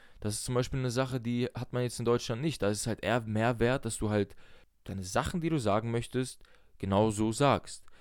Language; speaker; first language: German; early bilingual, other home language; Russian